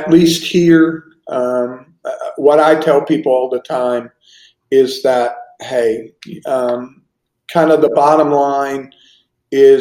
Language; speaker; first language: English; native; English